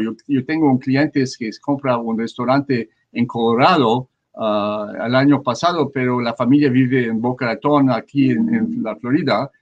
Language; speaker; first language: Spanish; non-native, learner; French